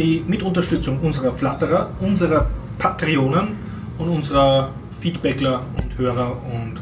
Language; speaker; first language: German; native; German